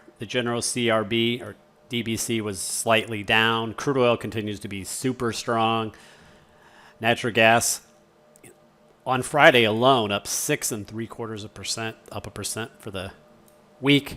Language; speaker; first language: English; native; English